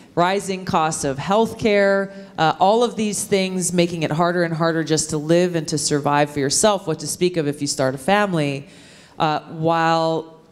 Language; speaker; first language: English; native; English